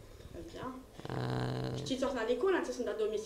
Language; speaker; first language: French; non-native, local second language; Arabic